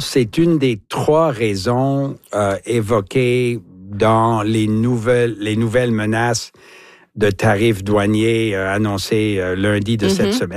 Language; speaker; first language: French; native; French